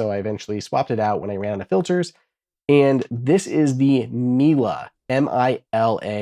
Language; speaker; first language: English; native; English